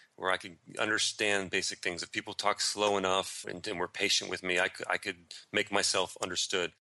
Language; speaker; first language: English; native; English